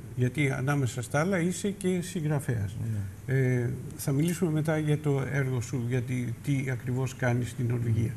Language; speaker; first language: Greek; native; Greek